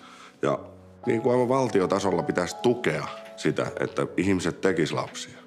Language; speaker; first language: Finnish; native; Finnish